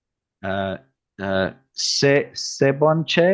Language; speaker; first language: Korean; non-native, learner; English